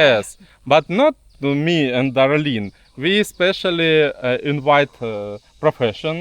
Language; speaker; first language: English; non-native, learner; Russian